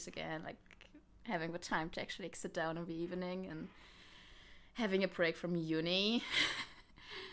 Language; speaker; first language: English; non-native, fluent; German